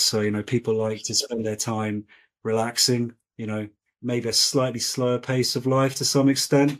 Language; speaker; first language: English; native; English